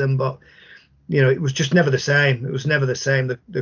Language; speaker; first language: English; native; English